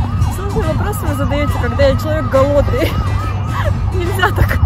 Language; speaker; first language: Russian; native; Russian